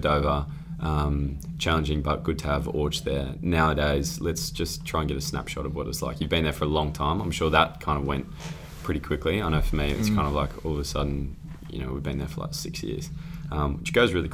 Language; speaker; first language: English; native; English